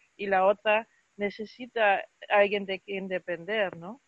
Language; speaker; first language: Spanish; non-native, fluent; German